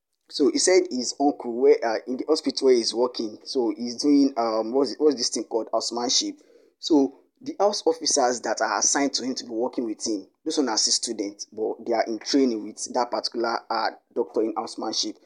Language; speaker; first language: English; non-native, local second language; Yoruba